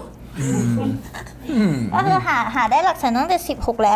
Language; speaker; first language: Thai; early bilingual, other home language; Korean